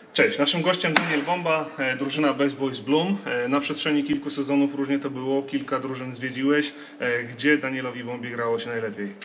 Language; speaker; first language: Polish; native; Polish